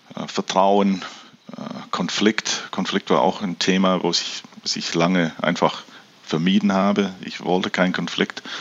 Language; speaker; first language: German; early bilingual, heritage; German